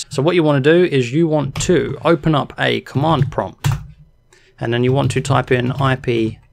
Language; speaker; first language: English; native; English